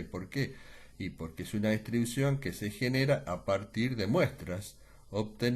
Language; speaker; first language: Spanish; native; Spanish